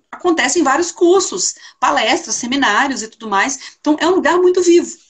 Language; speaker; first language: Portuguese; native; Portuguese